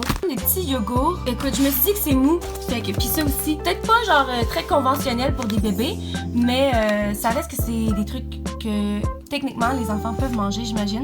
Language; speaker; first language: French; native; French